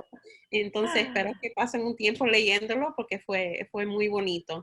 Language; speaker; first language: Spanish; early bilingual, heritage; Spanish